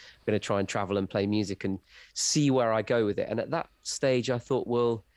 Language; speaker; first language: English; native; English